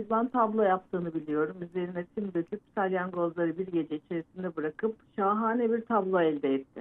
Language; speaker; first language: Turkish; native; Turkish